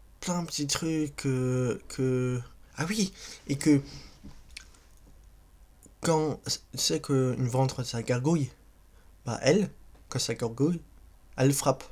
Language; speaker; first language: French; non-native, fluent; English